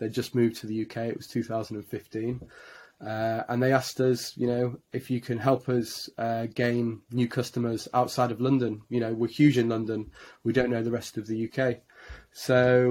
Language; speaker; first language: English; native; English